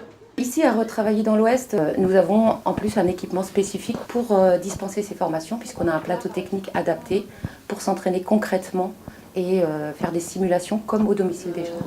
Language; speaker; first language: French; native; French